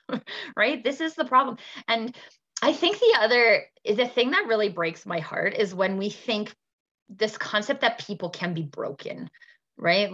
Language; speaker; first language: English; native; English